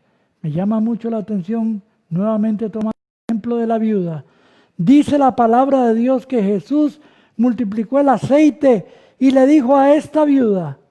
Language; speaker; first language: Spanish; native; Spanish